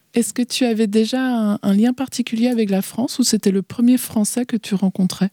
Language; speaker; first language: French; native; French